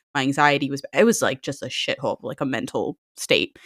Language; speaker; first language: English; early bilingual, other home language; Amharic